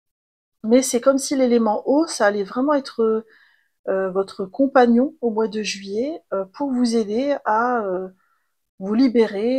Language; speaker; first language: French; native; French